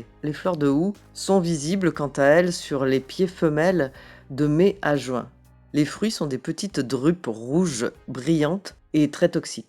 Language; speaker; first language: French; native; French